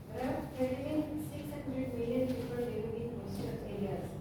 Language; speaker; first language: English; non-native, local second language; Gujarati